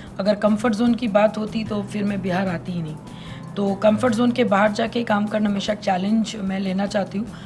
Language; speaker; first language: Hindi; non-native, local second language; Bangla